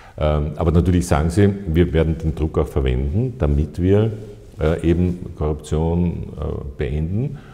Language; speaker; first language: German; native; German